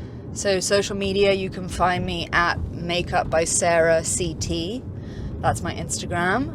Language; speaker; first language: English; native; English